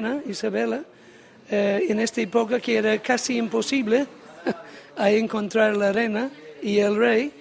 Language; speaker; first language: Spanish; non-native, learner; English